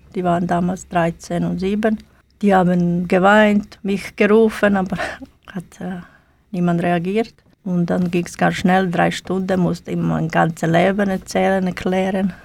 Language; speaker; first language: German; non-native, learner; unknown